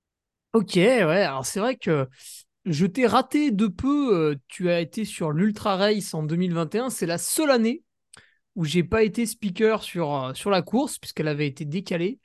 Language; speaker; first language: French; native; French